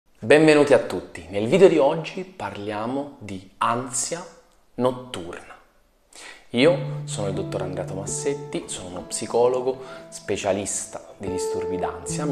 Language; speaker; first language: Italian; native; Italian